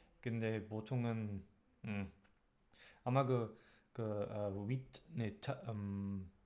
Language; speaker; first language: Korean; non-native, learner; German